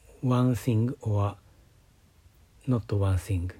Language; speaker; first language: English; non-native, learner; Japanese